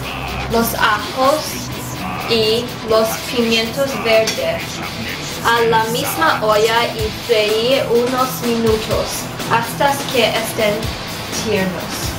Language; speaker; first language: Spanish; non-native, learner; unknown